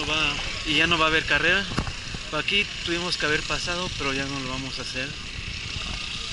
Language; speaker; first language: Spanish; native; Spanish